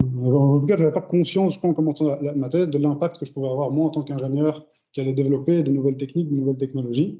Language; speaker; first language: French; native; French